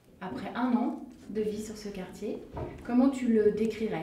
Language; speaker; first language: French; native; French